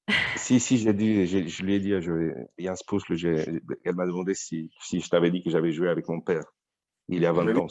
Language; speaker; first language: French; non-native, fluent; Romanian